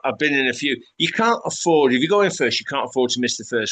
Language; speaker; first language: English; native; English